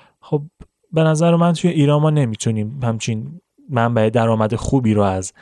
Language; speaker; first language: Persian; native; Persian